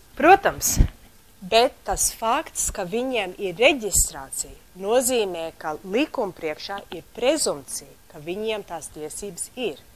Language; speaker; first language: Latvian; early bilingual, heritage; Latvian